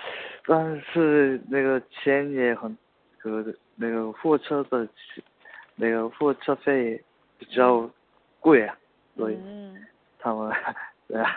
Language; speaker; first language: Chinese; non-native, learner; Korean